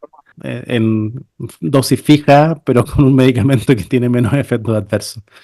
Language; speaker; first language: Spanish; native; Spanish